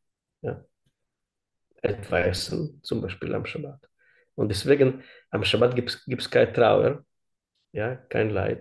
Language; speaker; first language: German; non-native, learner; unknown